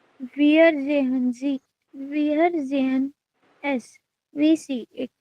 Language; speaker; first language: German; non-native, learner; Hindi